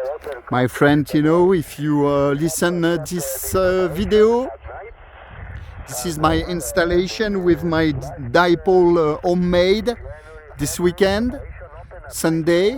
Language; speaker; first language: English; non-native, learner; French